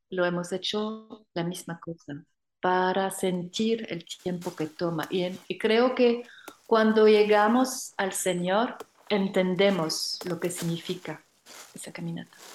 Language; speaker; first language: Spanish; non-native, fluent; French